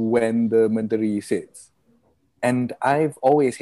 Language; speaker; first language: English; non-native, local second language; Malay